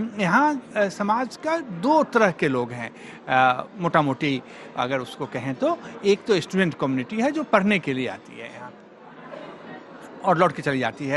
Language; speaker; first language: Hindi; native; Hindi